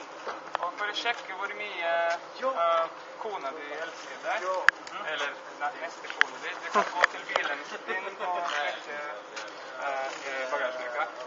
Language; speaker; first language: Norwegian; non-native, learner; Latvian